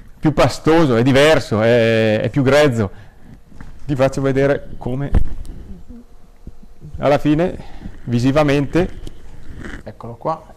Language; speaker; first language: Italian; native; Italian